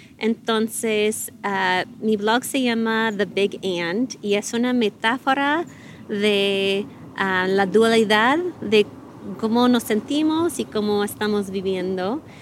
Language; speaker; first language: Spanish; non-native, fluent; English